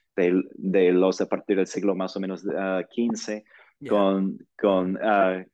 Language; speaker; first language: Spanish; non-native, fluent; English